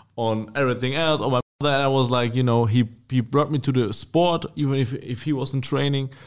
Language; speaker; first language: English; non-native, fluent; German